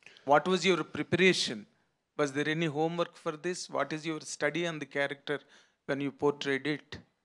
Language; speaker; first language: English; non-native, local second language; Telugu